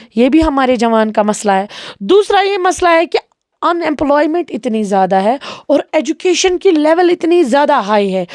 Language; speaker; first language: Urdu; non-native, local second language; Kashmiri